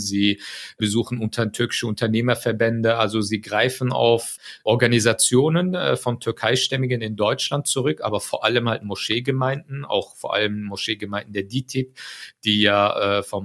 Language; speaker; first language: German; early bilingual, other home language; Turkish